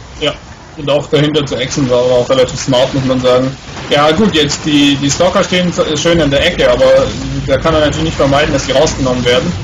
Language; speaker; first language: German; native; German